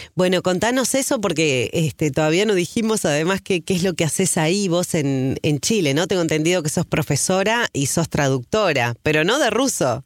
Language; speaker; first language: Spanish; native; Spanish